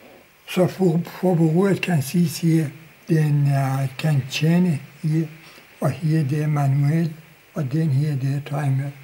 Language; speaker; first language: Danish; non-native, local second language; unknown